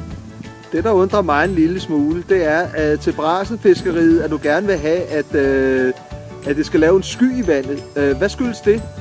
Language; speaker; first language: Danish; native; Danish